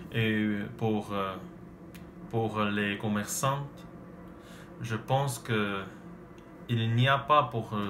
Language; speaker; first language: French; non-native, learner; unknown